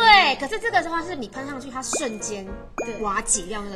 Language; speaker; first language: Chinese; native; Chinese